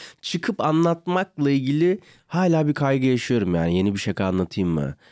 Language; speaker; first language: Turkish; native; Turkish